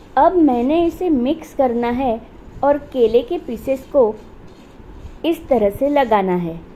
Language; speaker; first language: Hindi; non-native, local second language; Marathi